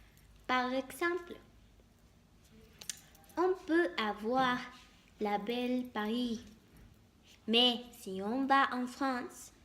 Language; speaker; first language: French; non-native, learner; Spanish